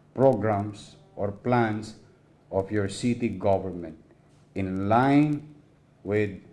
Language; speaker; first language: English; non-native, local second language; Filipino